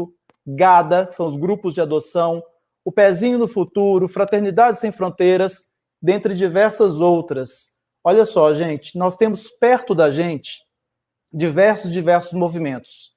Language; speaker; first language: Portuguese; native; Portuguese